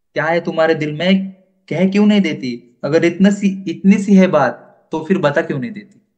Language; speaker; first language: Hindi; non-native, local second language; Marathi